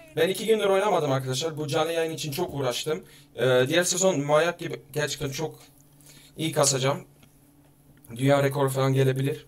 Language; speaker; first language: Turkish; early bilingual, heritage; Turkish